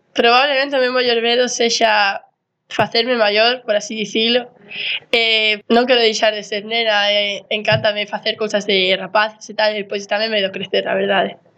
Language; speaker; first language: Galician; non-native, local second language; Spanish